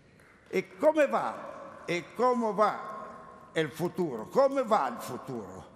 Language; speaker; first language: Spanish; non-native, learner; Italian